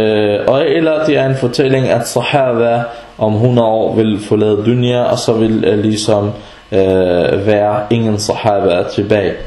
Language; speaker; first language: Danish; non-native, fluent; Arabic